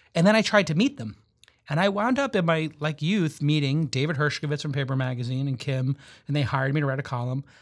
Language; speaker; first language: English; native; English